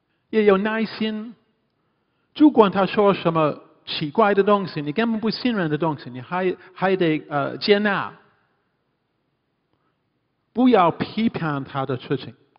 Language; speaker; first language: Chinese; non-native, fluent; English